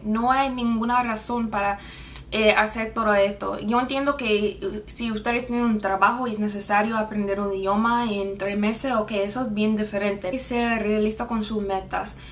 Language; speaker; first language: Spanish; non-native, fluent; English